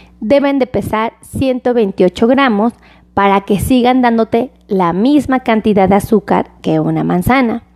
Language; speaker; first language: Spanish; native; Spanish